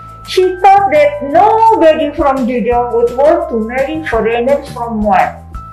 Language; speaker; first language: English; non-native, fluent; Indonesian